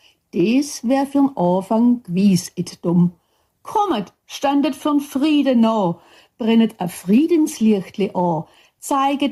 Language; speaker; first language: German; native; German